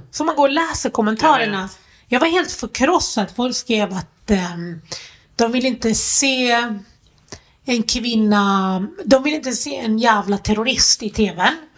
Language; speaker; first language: Swedish; early bilingual, other home language; Arabic